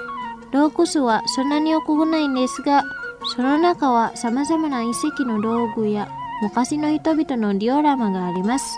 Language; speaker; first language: Japanese; non-native, fluent; Indonesian